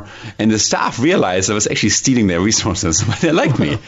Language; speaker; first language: English; non-native, fluent; German